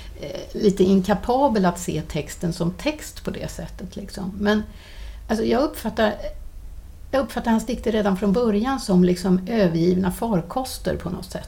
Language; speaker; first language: Swedish; native; Swedish